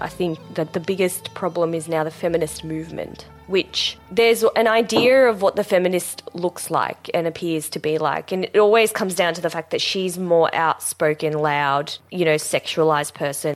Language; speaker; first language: English; non-native, local second language; Memoni